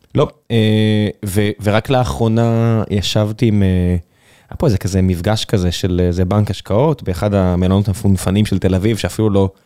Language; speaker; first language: Hebrew; native; Hebrew